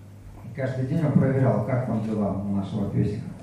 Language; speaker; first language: Russian; native; Russian